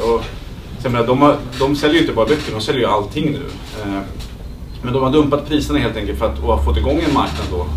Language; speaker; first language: Swedish; native; Swedish